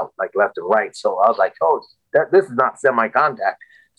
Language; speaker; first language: English; native; English